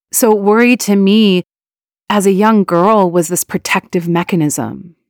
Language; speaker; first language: English; early bilingual, other home language; Persian